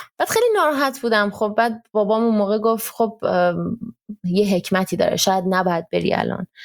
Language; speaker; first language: Persian; early bilingual, heritage; Persian